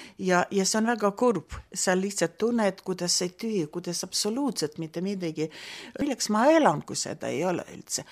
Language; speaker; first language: Estonian; non-native, local second language; Russian